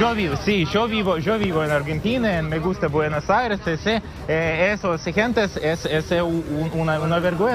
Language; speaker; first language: Spanish; non-native, learner; Russian